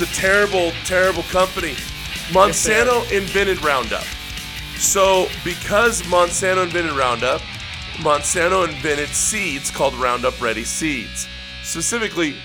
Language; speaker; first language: English; native; English